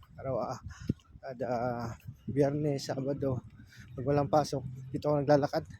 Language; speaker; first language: Filipino; native; Filipino